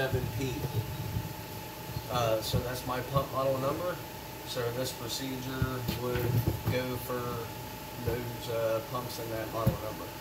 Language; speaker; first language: English; native; English